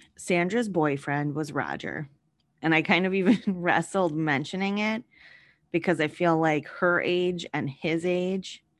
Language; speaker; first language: English; native; English